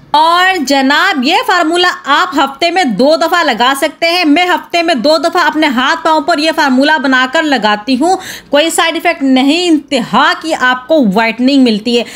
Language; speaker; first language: Urdu; native; Urdu